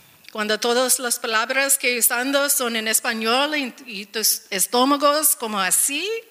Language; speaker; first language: Spanish; early bilingual, heritage; Spanish